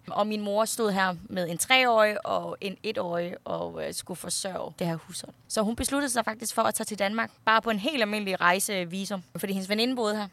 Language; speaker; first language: Danish; early bilingual, other home language; Thai